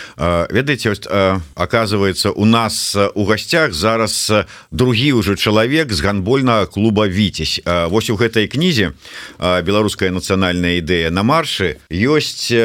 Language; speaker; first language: Belarusian; non-native, local second language; Russian